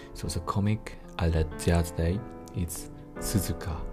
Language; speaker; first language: English; non-native, fluent; Japanese